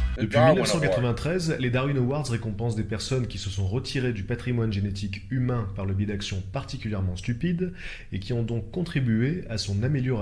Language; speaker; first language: French; native; French